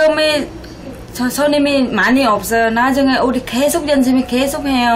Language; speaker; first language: Korean; non-native, learner; Vietnamese